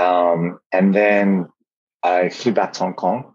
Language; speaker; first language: English; native; English